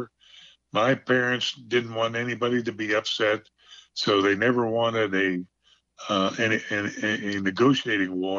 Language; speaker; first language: English; native; English